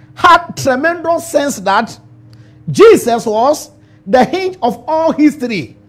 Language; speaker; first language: English; non-native, local second language; Ewe